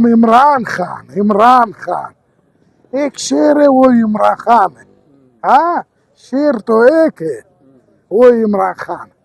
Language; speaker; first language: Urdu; non-native, local second language; Pashto